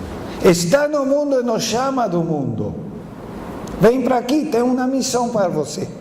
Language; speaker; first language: Portuguese; non-native, fluent; Spanish